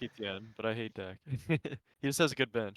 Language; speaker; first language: English; native; English